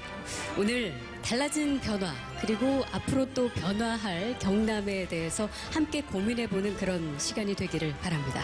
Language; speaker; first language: Korean; native; Korean